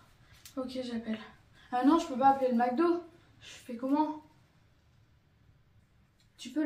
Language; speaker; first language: French; native; French